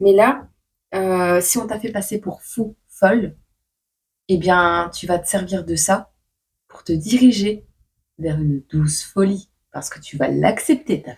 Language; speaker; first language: French; native; French